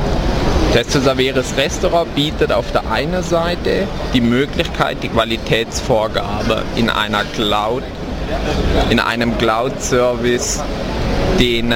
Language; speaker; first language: German; native; German